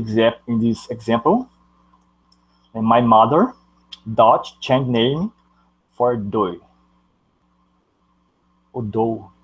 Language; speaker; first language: English; non-native, learner; Portuguese